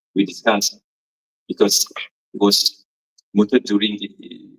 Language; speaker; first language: English; non-native, local second language; Malay